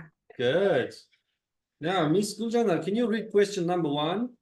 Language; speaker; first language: English; non-native, fluent; Kazakh